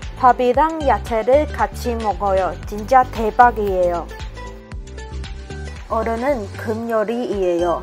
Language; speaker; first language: Korean; non-native, learner; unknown